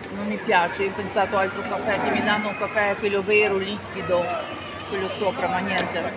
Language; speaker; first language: Italian; non-native, learner; Russian